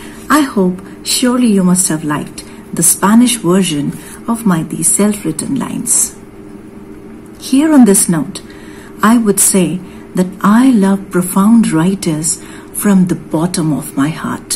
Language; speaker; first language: English; non-native, local second language; Hindi